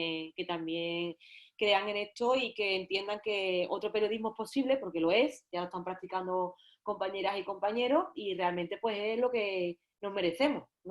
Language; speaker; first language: Spanish; native; Spanish